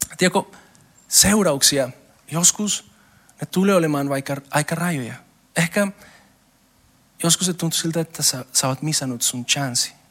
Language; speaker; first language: Finnish; non-native, learner; Spanish